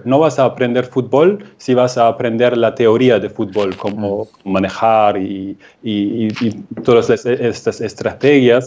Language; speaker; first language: Spanish; non-native, fluent; German